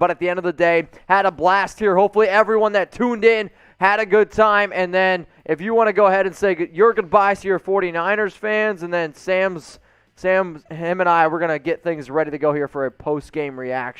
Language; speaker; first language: English; native; English